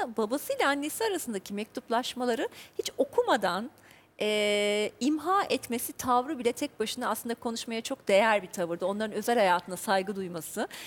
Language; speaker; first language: Turkish; native; Turkish